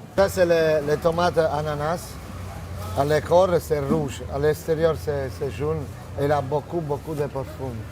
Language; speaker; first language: French; non-native, fluent; Italian